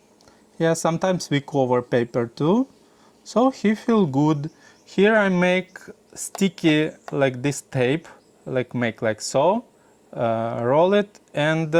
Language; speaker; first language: English; non-native, learner; Russian